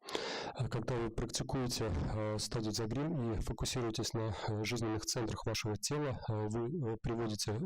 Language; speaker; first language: Russian; native; Russian